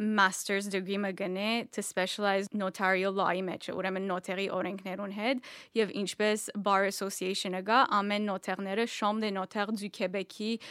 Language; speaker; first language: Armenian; early bilingual, heritage; Armenian